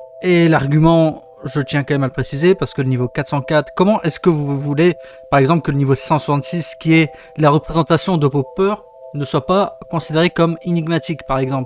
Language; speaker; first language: French; native; French